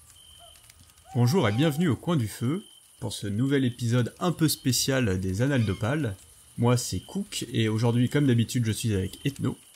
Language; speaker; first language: French; native; French